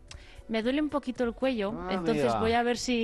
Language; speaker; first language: Spanish; native; Spanish